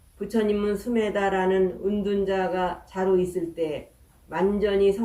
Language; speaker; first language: Korean; native; Korean